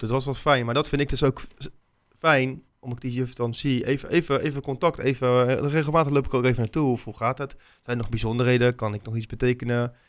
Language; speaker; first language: Dutch; native; Dutch